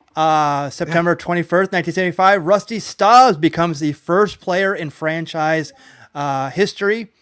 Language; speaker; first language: English; native; English